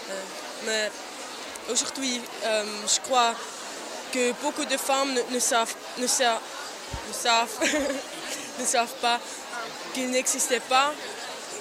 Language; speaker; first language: French; non-native, local second language; German